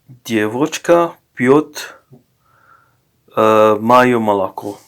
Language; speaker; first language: Russian; non-native, fluent; English